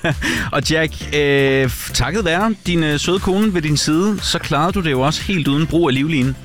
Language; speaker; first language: Danish; native; Danish